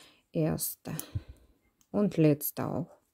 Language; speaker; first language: German; non-native, learner; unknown